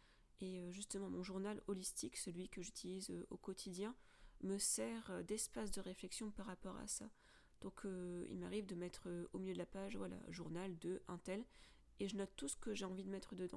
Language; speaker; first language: French; native; French